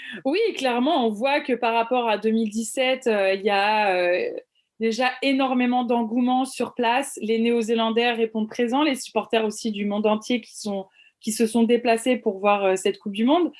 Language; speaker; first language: French; native; French